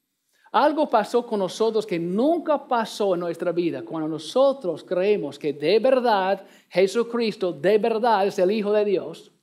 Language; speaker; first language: Spanish; non-native, learner; English